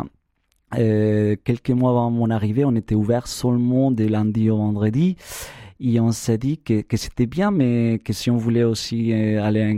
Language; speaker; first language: French; non-native, fluent; Spanish